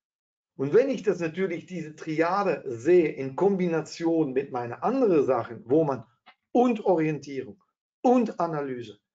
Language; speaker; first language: German; non-native, fluent; Dutch